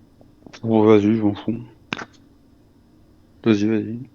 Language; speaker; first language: French; native; French